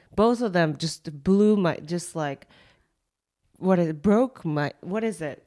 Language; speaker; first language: English; early bilingual, other home language; Japanese